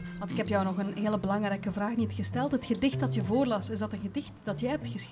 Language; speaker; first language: Dutch; native; Dutch